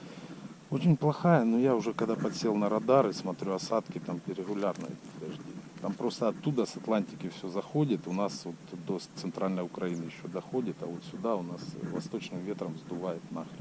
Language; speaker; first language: Russian; native; Russian